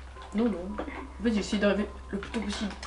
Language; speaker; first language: French; native; French